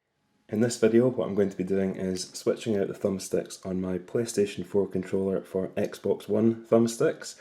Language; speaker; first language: English; native; English